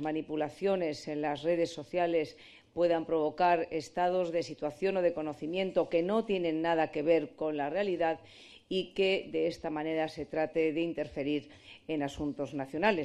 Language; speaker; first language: Spanish; native; Spanish